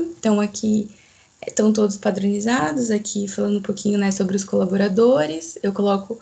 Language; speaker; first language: Portuguese; native; Portuguese